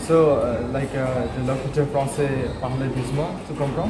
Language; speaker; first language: French; non-native, learner; Indonesian